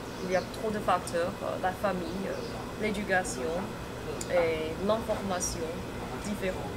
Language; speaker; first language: French; non-native, fluent; Chinese